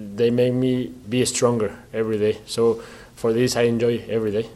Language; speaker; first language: English; non-native, learner; Spanish